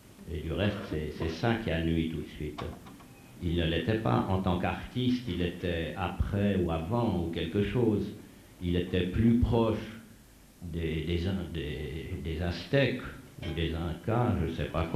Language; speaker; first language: French; native; French